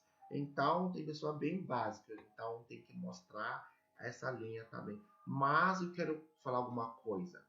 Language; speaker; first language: Portuguese; non-native, learner; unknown